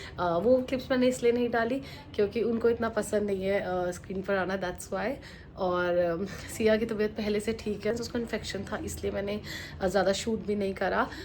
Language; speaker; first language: Hindi; native; Hindi